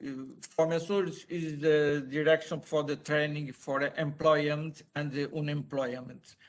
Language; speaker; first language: English; non-native, learner; Portuguese